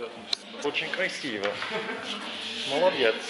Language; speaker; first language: Russian; non-native, learner; English